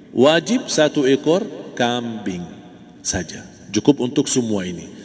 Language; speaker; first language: Malay; non-native, fluent; Arabic